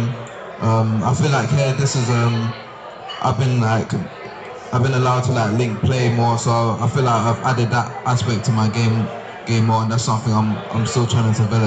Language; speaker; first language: English; native; English